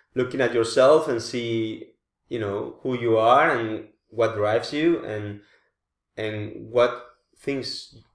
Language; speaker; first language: English; non-native, fluent; Spanish